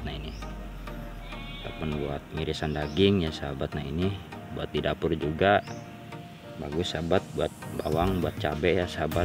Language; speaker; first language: Indonesian; non-native, local second language; Sundanese